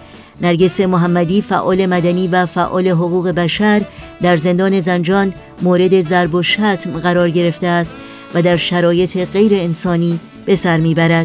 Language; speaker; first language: Persian; native; Persian